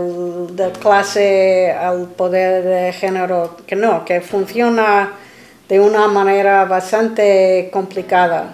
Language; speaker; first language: Spanish; non-native, fluent; English